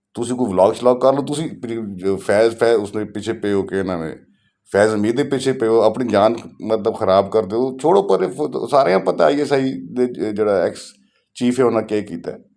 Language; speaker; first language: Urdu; non-native, local second language; Punjabi